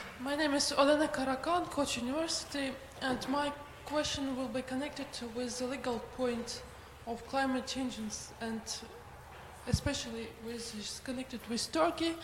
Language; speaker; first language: English; non-native, fluent; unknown